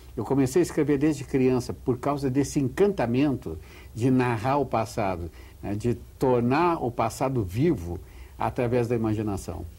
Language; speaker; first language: Portuguese; native; Portuguese